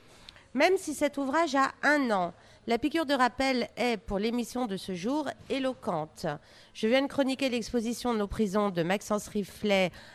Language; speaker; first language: French; native; French